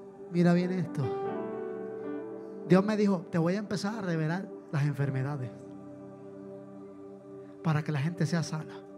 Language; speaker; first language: Spanish; native; Spanish